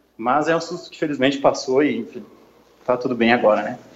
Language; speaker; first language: Portuguese; native; Portuguese